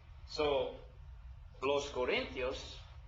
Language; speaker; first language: Spanish; non-native, learner; English